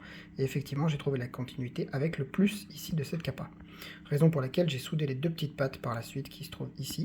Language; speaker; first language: French; native; French